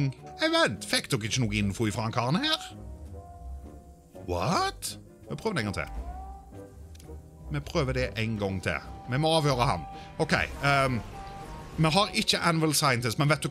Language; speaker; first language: Norwegian; native; Norwegian